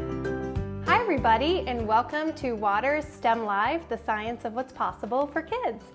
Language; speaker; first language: English; native; English